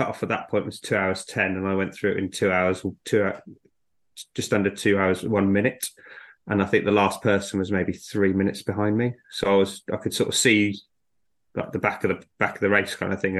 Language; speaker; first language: English; native; English